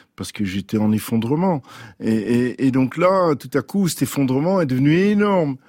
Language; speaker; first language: French; early bilingual, other home language; Dutch